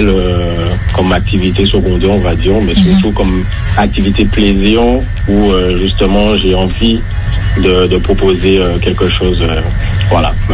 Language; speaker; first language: French; native; French